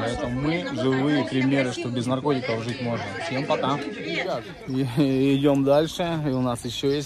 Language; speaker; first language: Russian; native; Russian